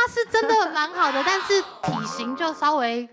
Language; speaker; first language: Chinese; native; Chinese